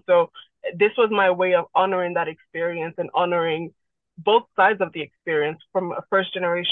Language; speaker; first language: English; non-native, local second language; Yoruba